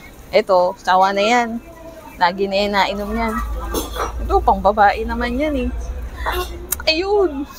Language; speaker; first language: Filipino; native; Filipino